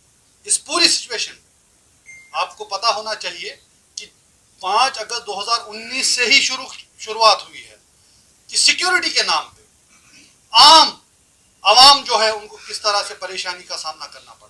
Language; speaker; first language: Hindi; non-native, local second language; Kashmiri